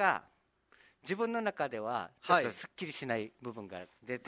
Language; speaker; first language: Japanese; native; Japanese